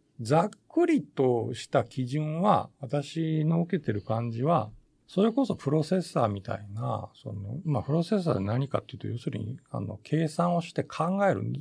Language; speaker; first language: Japanese; native; Japanese